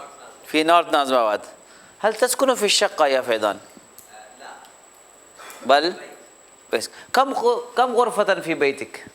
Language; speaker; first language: Arabic; non-native, fluent; Urdu